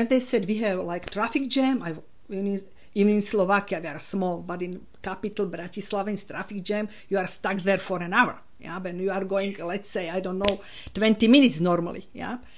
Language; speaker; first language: English; non-native, fluent; Slovak